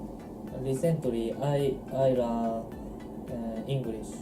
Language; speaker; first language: English; non-native, learner; Japanese